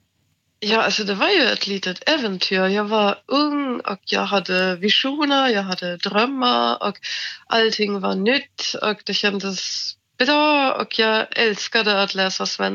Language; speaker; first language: Swedish; non-native, fluent; German